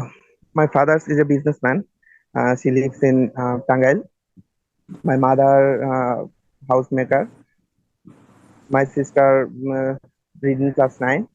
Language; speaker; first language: English; non-native, learner; Bangla